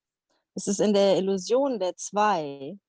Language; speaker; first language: German; non-native, fluent; Dutch